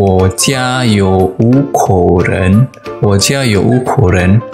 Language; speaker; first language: Chinese; non-native, fluent; Indonesian